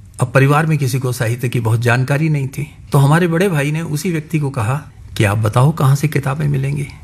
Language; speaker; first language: Hindi; non-native, local second language; Punjabi